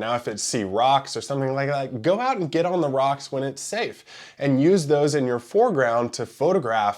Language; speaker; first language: English; native; English